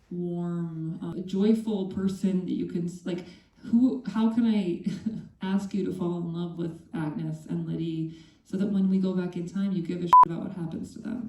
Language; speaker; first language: English; native; English